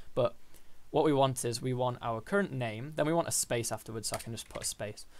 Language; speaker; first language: English; native; English